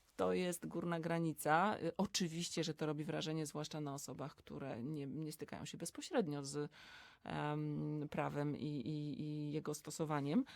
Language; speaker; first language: Polish; native; Polish